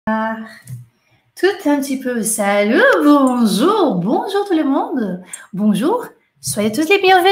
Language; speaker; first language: French; non-native, fluent; Portuguese